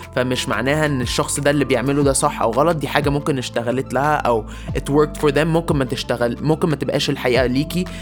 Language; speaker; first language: Arabic; early bilingual, heritage; Arabic